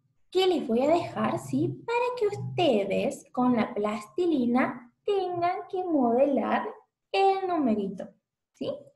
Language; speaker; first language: Spanish; native; Spanish